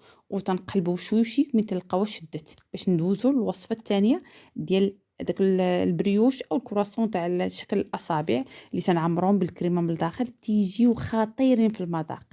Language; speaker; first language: Arabic; native; Arabic